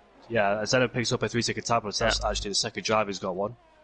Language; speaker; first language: English; native; English